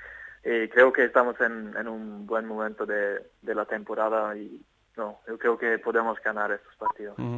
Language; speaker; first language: Spanish; non-native, fluent; Swedish